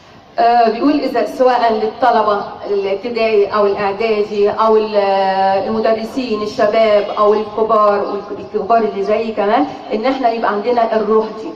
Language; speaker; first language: Arabic; native; Arabic